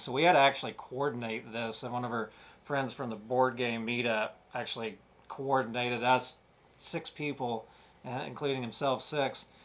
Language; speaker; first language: English; native; English